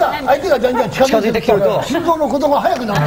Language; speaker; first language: Japanese; native; Japanese